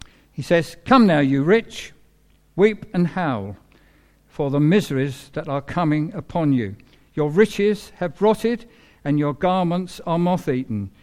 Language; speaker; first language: English; native; English